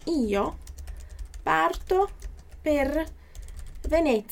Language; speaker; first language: Italian; non-native, fluent; Portuguese